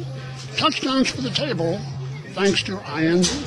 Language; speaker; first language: English; native; English